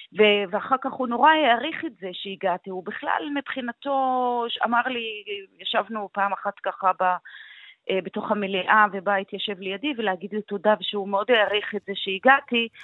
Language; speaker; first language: Hebrew; non-native, local second language; Arabic